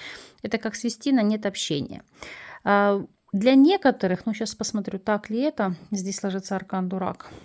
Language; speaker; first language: Russian; native; Russian